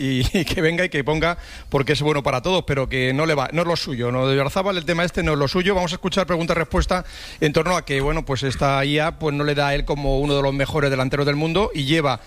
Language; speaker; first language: Spanish; native; Spanish